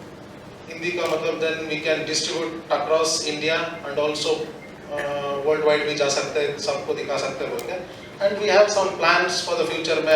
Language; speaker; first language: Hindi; non-native, local second language; Kannada